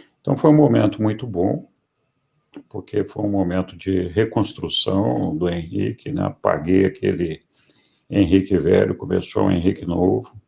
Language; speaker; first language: Portuguese; early bilingual, other home language; Spanish